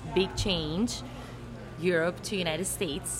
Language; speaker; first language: English; non-native, fluent; Greek